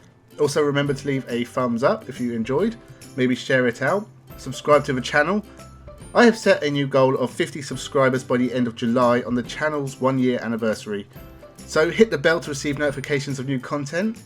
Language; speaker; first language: English; native; English